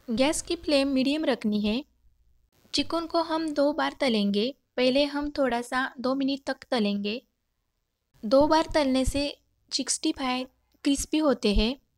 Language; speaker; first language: Hindi; non-native, local second language; Marathi